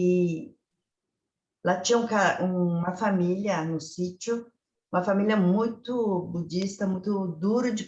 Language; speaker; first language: Portuguese; early bilingual, other home language; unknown